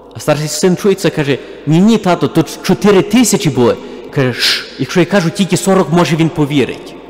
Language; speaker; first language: Ukrainian; native; Ukrainian